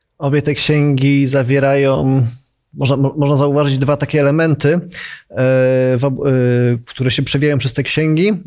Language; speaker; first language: Polish; native; Polish